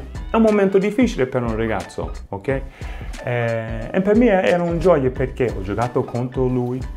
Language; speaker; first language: Italian; non-native, fluent; English